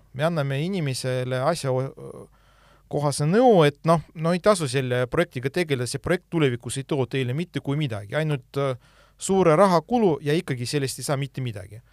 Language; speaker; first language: Estonian; non-native, local second language; Russian